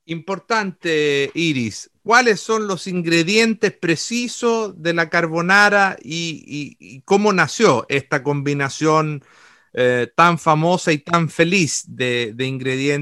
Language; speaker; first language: Spanish; native; Spanish